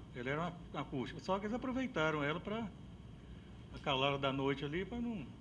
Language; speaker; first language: Portuguese; native; Portuguese